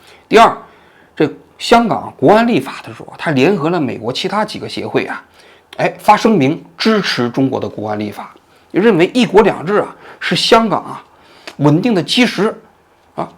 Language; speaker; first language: Chinese; native; Chinese